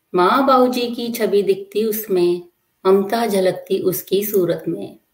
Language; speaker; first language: Hindi; native; Hindi